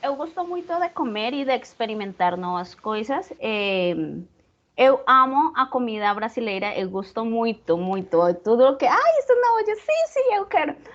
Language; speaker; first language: Portuguese; non-native, learner; Spanish